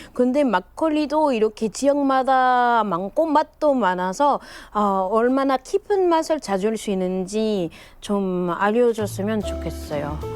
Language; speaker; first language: Korean; non-native, fluent; French